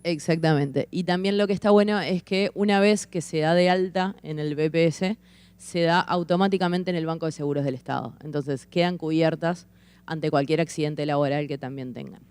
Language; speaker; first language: Spanish; native; Spanish